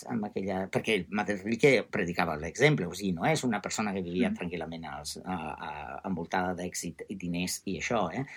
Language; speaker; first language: Catalan; non-native, fluent; Italian